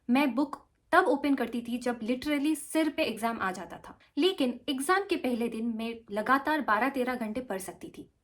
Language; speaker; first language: Hindi; non-native, local second language; Bangla